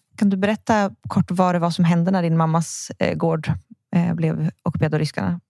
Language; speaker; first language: Swedish; native; Swedish